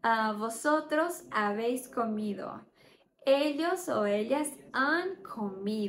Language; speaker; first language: Spanish; non-native, fluent; Portuguese